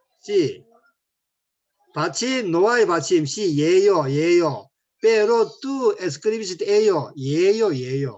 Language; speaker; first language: Spanish; non-native, learner; Korean